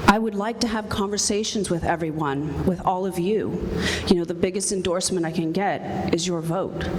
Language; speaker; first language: English; native; English